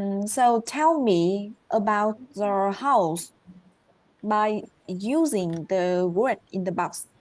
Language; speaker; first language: English; non-native, learner; Vietnamese